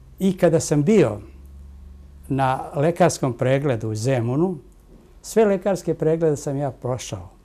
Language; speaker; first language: Serbian; native; Serbian